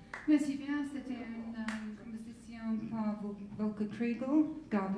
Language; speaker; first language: French; non-native, learner; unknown